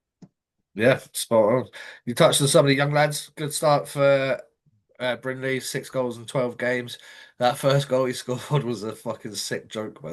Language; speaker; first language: English; native; English